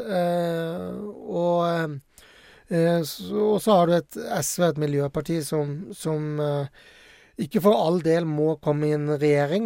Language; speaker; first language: Norwegian; native; Norwegian